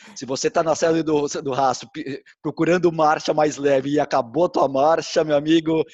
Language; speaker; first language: Portuguese; native; Portuguese